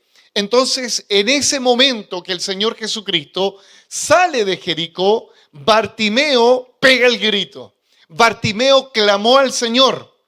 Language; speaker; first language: Spanish; native; Spanish